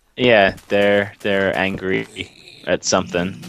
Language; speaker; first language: English; native; English